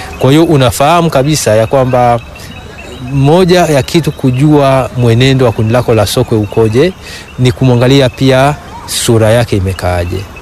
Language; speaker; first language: Swahili; native; Swahili